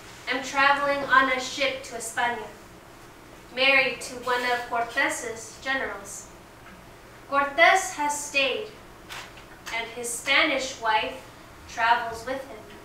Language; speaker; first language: English; early bilingual, other home language; Spanish